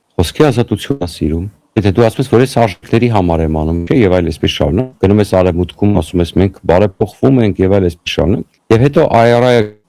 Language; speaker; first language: Armenian; native; Armenian